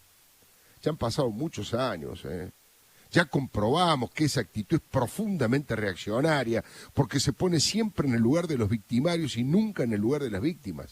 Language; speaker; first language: Spanish; native; Spanish